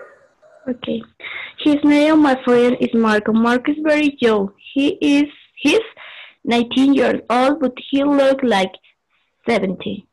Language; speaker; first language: English; non-native, learner; Spanish